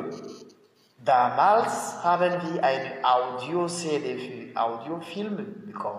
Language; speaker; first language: German; non-native, fluent; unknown